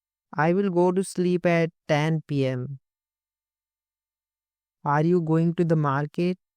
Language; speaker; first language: English; non-native, local second language; Hindi